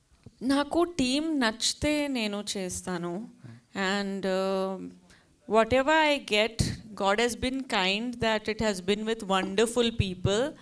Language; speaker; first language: Telugu; non-native, fluent; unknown